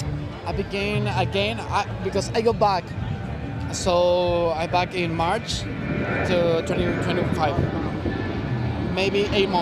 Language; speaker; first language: English; non-native, learner; Spanish